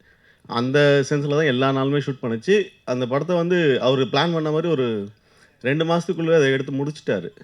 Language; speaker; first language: Tamil; native; Tamil